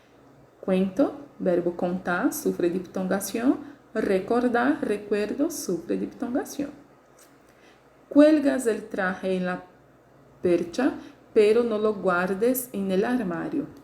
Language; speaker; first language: Spanish; non-native, fluent; Portuguese